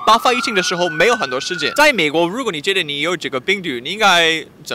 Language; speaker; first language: Chinese; non-native, fluent; English